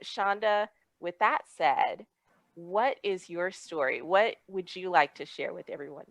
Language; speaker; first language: English; native; English